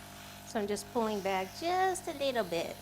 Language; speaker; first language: English; native; English